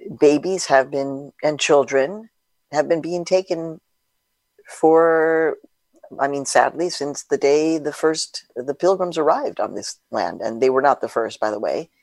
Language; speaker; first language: English; early bilingual, other home language; Spanish